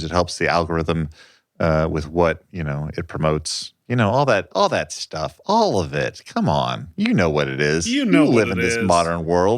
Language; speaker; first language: English; native; English